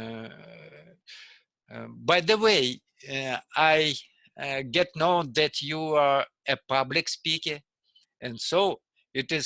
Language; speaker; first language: English; non-native, learner; Russian